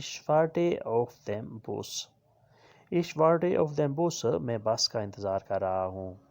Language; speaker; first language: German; non-native, fluent; Urdu